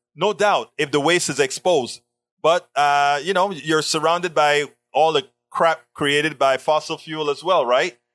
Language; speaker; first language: English; non-native, fluent; Spanish